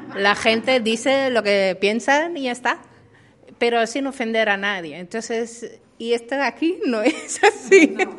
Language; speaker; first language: Spanish; non-native, fluent; Dutch